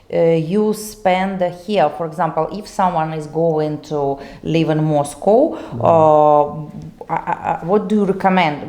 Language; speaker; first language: English; non-native, learner; Russian